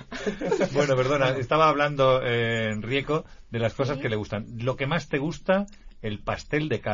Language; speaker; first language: Spanish; native; Spanish